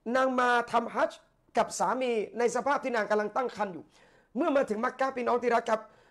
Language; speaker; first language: Thai; non-native, local second language; Malay